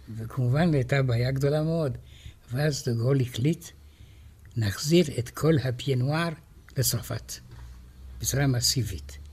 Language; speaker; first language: Hebrew; non-native, fluent; Romanian